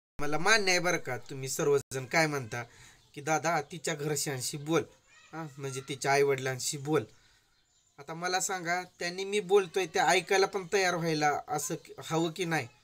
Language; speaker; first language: Marathi; non-native, local second language; Lambadi